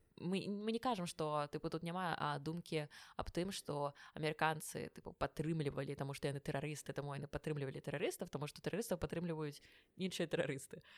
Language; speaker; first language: Belarusian; non-native, local second language; Russian